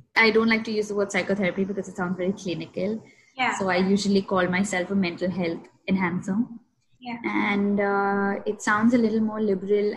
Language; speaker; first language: English; non-native, local second language; Hindi